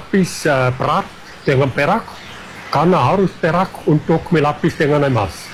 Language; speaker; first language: Indonesian; non-native, fluent; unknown